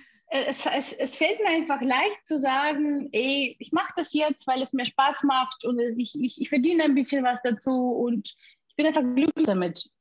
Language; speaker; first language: German; non-native, fluent; Russian